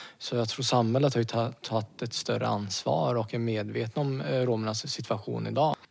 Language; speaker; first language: Swedish; early bilingual, other home language; Romany